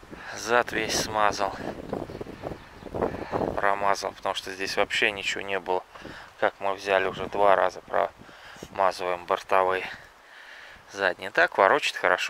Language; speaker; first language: Russian; native; Russian